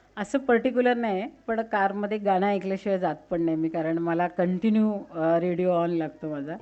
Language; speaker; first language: Marathi; non-native, local second language; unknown